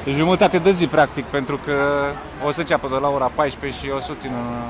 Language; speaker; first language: Romanian; native; Romanian